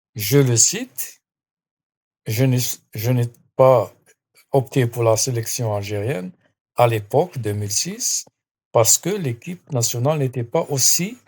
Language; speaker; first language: French; non-native, local second language; Arabic